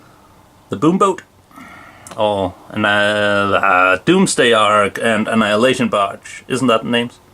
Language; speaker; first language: English; non-native, fluent; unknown